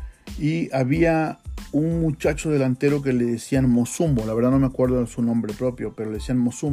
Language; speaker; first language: Spanish; native; Spanish